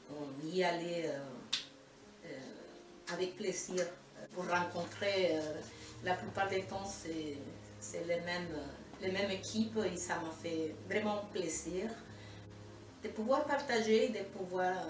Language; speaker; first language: French; non-native, fluent; Spanish